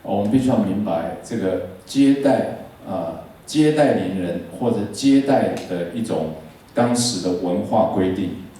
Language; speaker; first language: Chinese; native; Chinese